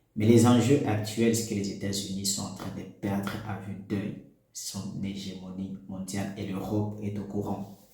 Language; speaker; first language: French; non-native, local second language; Lingala